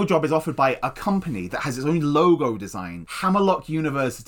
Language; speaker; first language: English; native; English